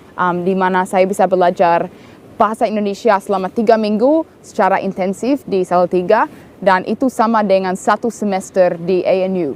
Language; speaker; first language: Indonesian; non-native, fluent; English